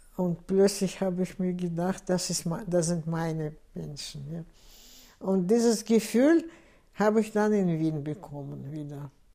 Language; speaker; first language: German; non-native, fluent; Russian